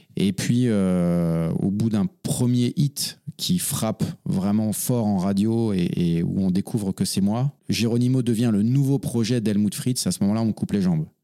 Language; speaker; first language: French; native; French